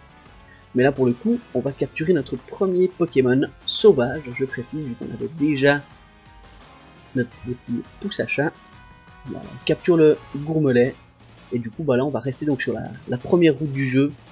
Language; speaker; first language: French; native; French